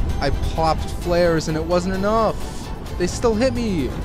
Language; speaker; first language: English; native; English